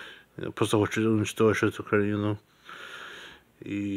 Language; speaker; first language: Russian; early bilingual, heritage; Russian